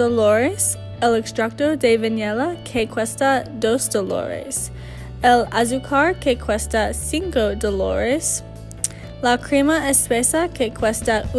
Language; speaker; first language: Spanish; non-native, learner; English